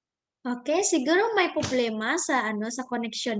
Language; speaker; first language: Filipino; non-native, fluent; Indonesian